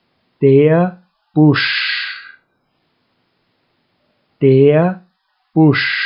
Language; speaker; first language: German; native; German